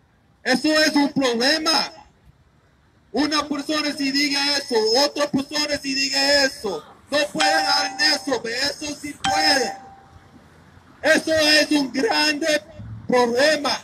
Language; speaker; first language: Spanish; non-native, learner; English